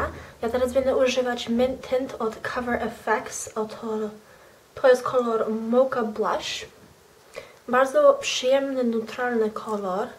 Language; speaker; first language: Polish; early bilingual, heritage; Polish